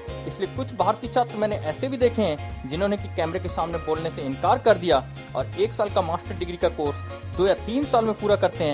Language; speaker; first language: Hindi; native; Hindi